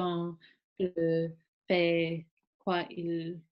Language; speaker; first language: French; non-native, learner; English